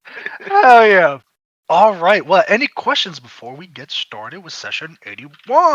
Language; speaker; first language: English; native; English